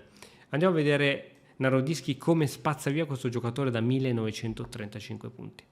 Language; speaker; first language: Italian; native; Italian